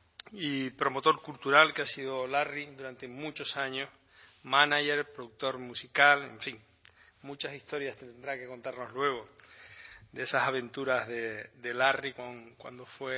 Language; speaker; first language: Spanish; native; Spanish